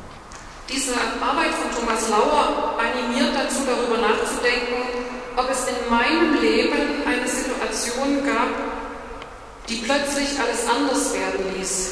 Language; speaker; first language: German; native; German